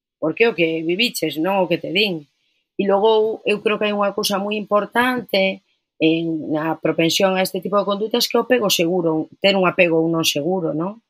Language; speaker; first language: Galician; non-native, local second language; Spanish